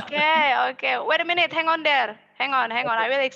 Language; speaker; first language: English; non-native, fluent; Indonesian